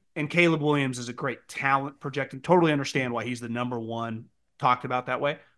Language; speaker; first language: English; native; English